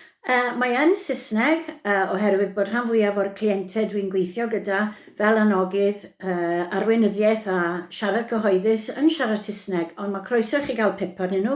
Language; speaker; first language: Welsh; native; Welsh